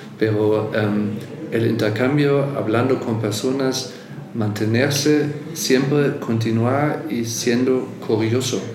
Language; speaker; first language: Spanish; non-native, fluent; German